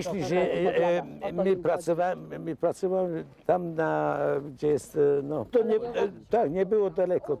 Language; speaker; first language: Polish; non-native, learner; Dutch